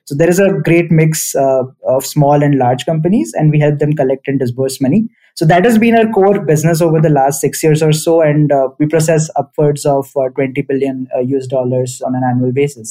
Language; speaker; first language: English; non-native, local second language; Hindi